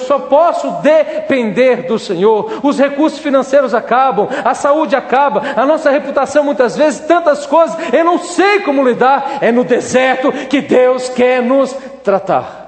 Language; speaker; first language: Portuguese; native; Portuguese